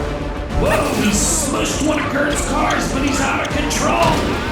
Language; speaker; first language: English; native; English